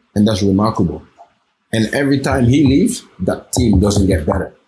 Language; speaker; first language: English; early bilingual, other home language; Norwegian